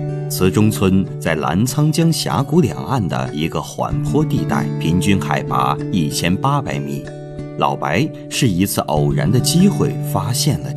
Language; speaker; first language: Chinese; native; Chinese